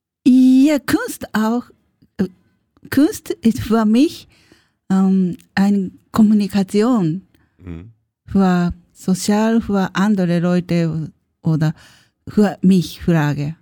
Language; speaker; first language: German; non-native, learner; Japanese